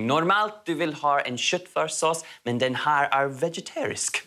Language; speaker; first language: Swedish; non-native, learner; English